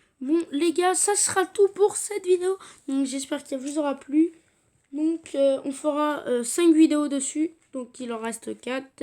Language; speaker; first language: French; native; French